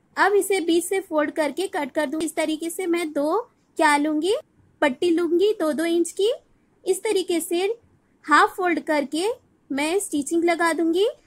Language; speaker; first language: Hindi; non-native, local second language; Bangla